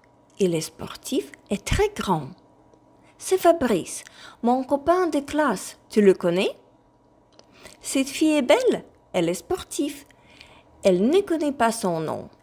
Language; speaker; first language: French; non-native, fluent; Ukrainian